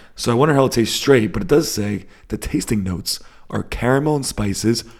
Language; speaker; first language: English; native; English